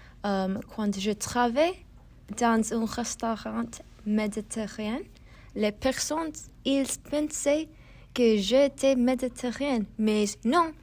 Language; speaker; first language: French; non-native, learner; English